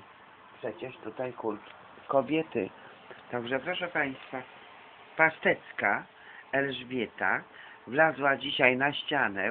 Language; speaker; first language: Polish; native; Polish